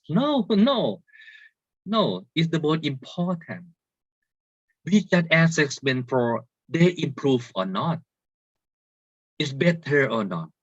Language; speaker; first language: English; non-native, learner; Thai